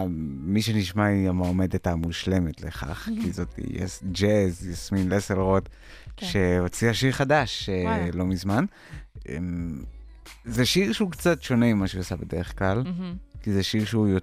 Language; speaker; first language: Hebrew; native; Hebrew